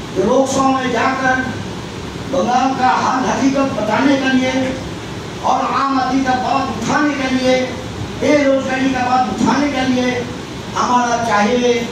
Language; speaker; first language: Hindi; non-native, local second language; Bangla